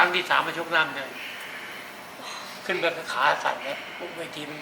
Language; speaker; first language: Thai; native; Thai